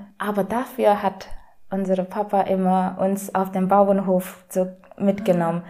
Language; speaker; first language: German; non-native, fluent; Marathi